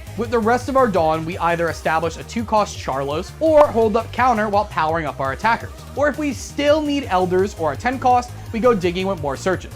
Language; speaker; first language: English; native; English